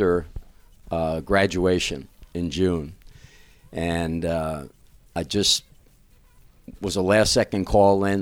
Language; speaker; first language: English; native; English